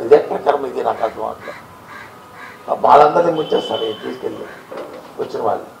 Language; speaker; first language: Telugu; native; Telugu